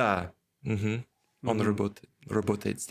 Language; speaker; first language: Russian; non-native, learner; English